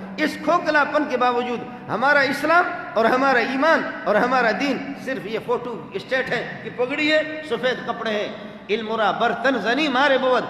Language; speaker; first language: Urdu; non-native, local second language; Baluchi